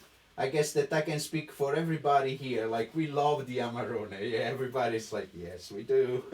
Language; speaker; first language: English; non-native, fluent; Italian